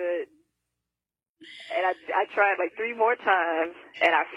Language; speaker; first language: English; native; English